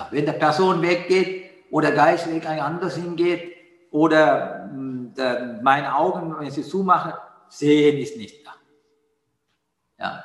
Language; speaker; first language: German; non-native, learner; Sinhala